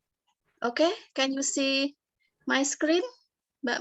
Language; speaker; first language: English; non-native, learner; Indonesian